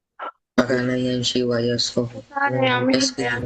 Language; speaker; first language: Arabic; non-native, learner; Bangla